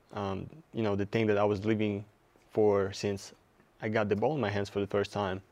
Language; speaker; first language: English; non-native, fluent; Russian